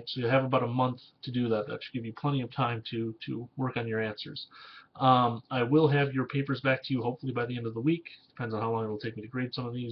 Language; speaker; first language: English; native; English